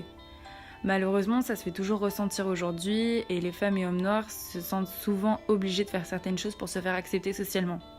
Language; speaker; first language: French; native; French